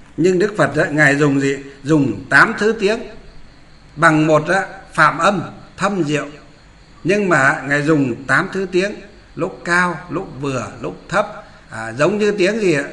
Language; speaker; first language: Vietnamese; non-native, local second language; Muong